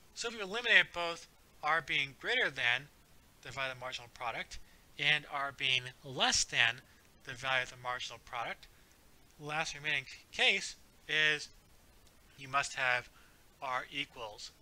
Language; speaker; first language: English; native; English